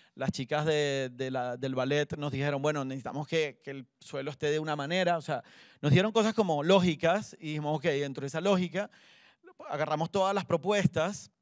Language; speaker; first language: Spanish; native; Spanish